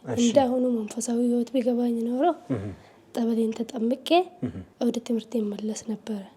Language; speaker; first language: Amharic; non-native, local second language; Oromo